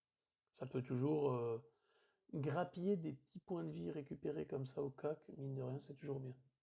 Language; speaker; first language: French; native; French